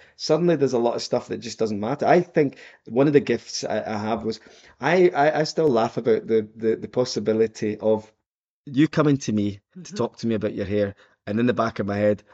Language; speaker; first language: English; native; English